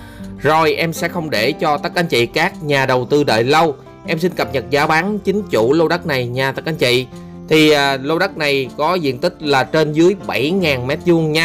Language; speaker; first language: Vietnamese; native; Vietnamese